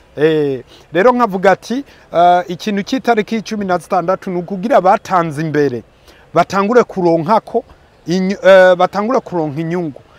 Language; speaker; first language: Rundi; early bilingual, heritage; Rundi